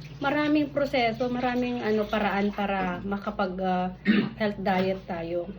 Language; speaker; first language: Filipino; non-native, local second language; Iloko